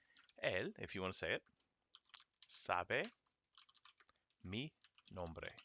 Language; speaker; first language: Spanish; non-native, fluent; English